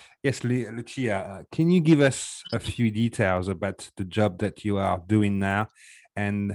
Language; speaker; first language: English; non-native, fluent; French